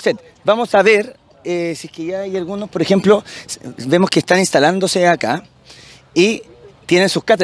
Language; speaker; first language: Spanish; native; Spanish